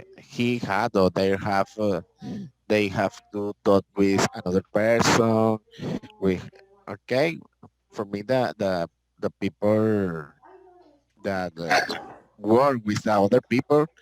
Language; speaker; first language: English; non-native, learner; Spanish